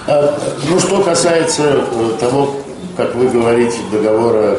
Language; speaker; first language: Russian; native; Russian